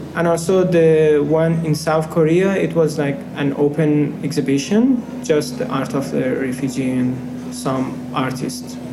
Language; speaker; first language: English; non-native, fluent; Persian